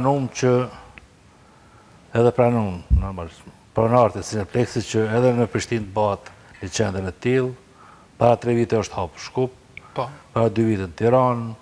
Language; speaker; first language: Albanian; native; Albanian